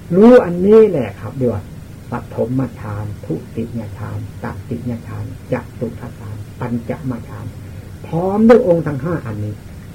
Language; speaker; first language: Thai; non-native, local second language; Lao